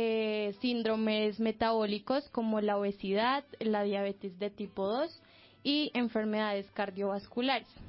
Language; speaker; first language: Spanish; native; Spanish